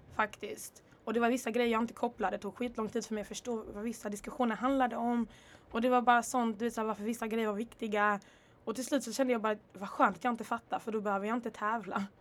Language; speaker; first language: Swedish; early bilingual, other home language; Kinyarwanda